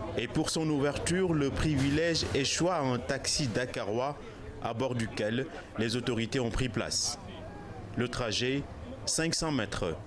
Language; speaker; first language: French; non-native, local second language; Wolof